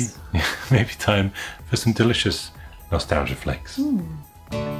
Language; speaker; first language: English; native; English